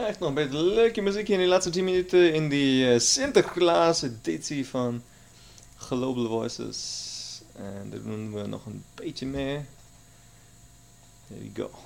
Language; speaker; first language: Dutch; non-native, learner; German